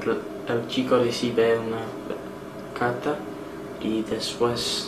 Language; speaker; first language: Spanish; non-native, learner; English